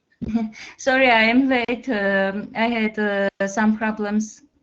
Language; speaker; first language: English; non-native, learner; Armenian